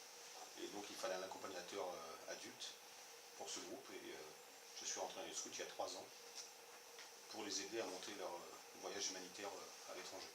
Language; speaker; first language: French; native; French